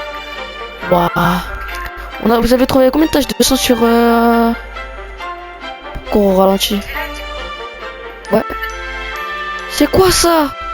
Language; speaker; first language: French; native; French